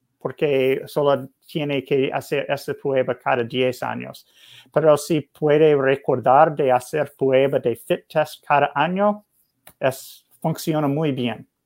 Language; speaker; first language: Spanish; non-native, learner; English